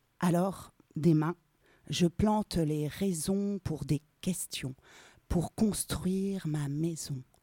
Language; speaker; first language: French; native; French